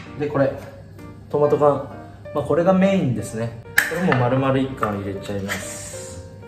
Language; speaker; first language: Japanese; native; Japanese